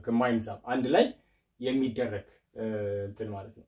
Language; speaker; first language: German; non-native, learner; Amharic